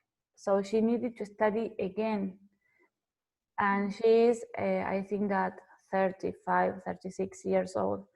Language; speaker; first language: English; non-native, fluent; Spanish